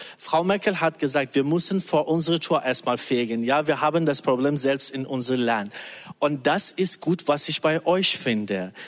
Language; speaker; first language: German; non-native, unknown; Persian